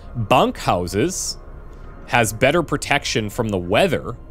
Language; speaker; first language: English; native; English